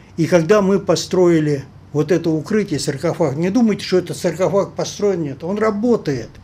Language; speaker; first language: Russian; native; Russian